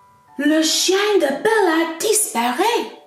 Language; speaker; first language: French; non-native, fluent; English